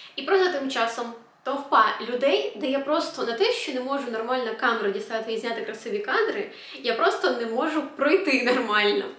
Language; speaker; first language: Ukrainian; native; Ukrainian